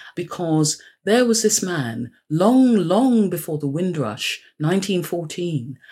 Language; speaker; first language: English; native; English